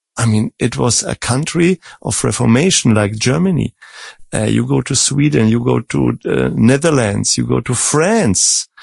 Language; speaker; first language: English; non-native, fluent; Czech